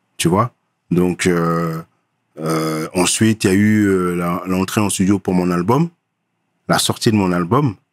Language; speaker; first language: French; early bilingual, other home language; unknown